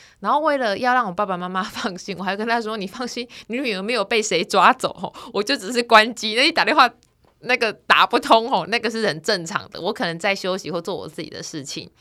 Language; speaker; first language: Chinese; native; Chinese